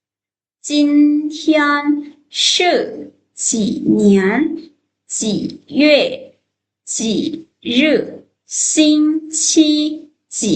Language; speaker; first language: Chinese; non-native, fluent; Lao